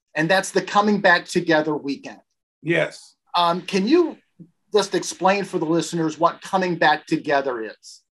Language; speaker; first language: English; native; English